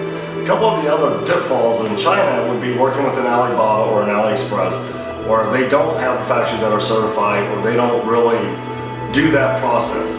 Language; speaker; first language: English; native; English